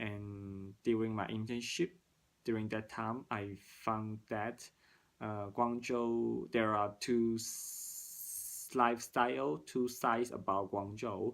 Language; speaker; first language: English; non-native, learner; Cantonese